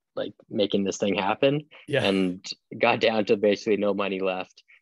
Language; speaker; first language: English; native; English